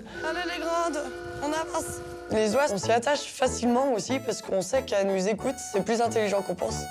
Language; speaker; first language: French; native; French